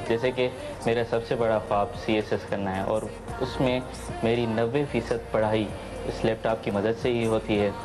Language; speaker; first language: Urdu; non-native, local second language; Baluchi